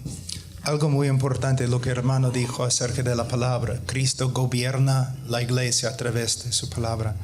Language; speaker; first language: Spanish; non-native, fluent; English